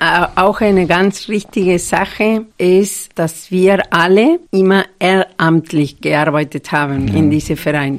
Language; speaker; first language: German; non-native, fluent; Spanish